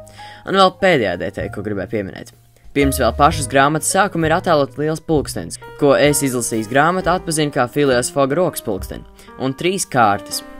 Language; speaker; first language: Latvian; native; Latvian